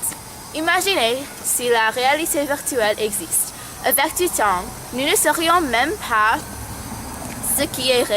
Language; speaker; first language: French; non-native, learner; English